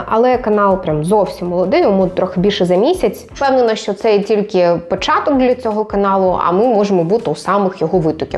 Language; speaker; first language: Ukrainian; non-native, local second language; Russian